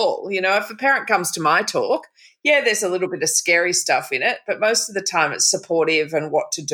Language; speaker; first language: English; native; English